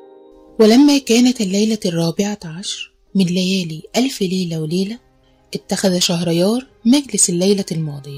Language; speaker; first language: Arabic; native; Arabic